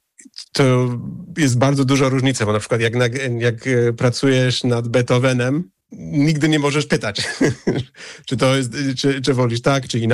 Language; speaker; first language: Polish; non-native, fluent; English